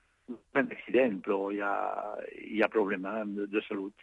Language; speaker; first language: Catalan; non-native, fluent; French